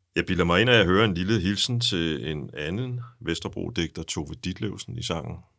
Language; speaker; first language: Danish; native; Danish